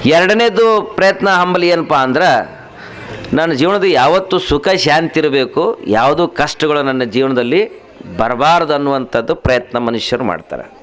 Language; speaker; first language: Kannada; non-native, local second language; Urdu